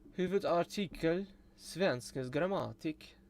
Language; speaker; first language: Swedish; non-native, learner; English